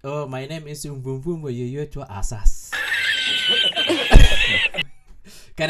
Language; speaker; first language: English; non-native, learner; Somali